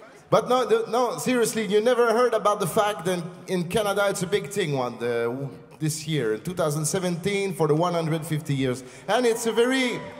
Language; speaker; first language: English; non-native, fluent; French